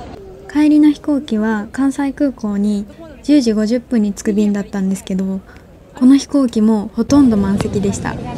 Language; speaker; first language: Japanese; native; Japanese